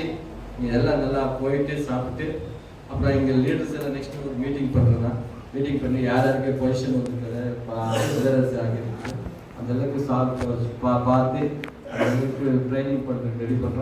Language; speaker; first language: Tamil; non-native, learner; Kannada